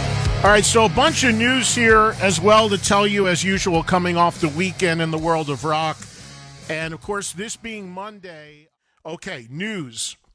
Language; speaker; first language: English; native; English